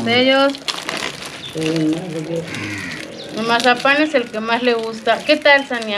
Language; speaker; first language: Spanish; native; Spanish